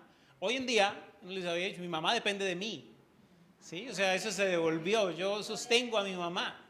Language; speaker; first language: Spanish; native; Spanish